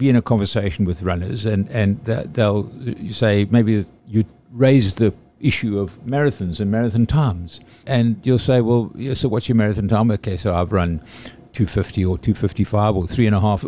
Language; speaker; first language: English; native; English